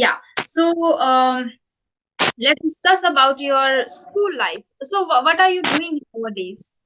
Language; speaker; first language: English; non-native, local second language; Hindi